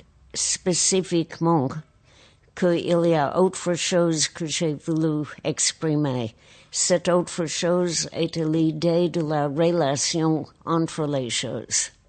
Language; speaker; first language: French; non-native, fluent; English